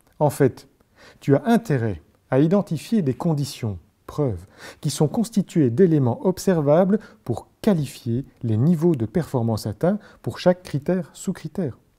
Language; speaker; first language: French; native; French